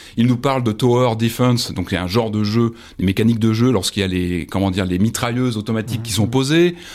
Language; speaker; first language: French; native; French